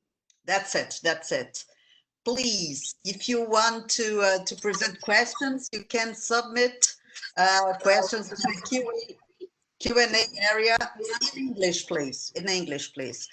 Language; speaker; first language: English; non-native, fluent; Portuguese